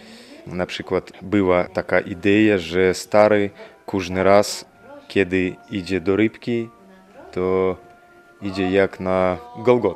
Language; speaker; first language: Polish; non-native, learner; Russian